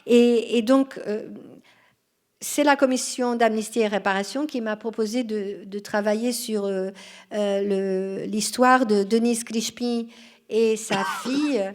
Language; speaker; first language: French; non-native, fluent; Portuguese